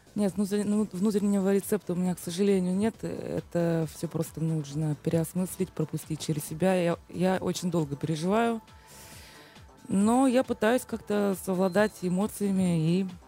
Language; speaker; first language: Russian; native; Russian